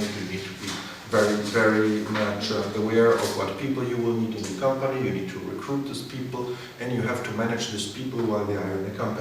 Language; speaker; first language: English; non-native, fluent; Spanish